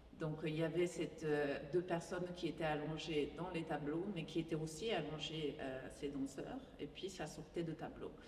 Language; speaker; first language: French; non-native, fluent; Japanese